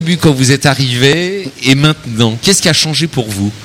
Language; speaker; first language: French; native; French